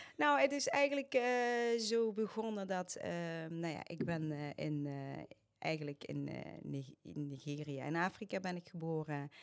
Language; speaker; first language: Dutch; early bilingual, other home language; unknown